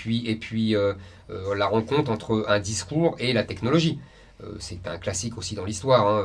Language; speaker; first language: French; native; French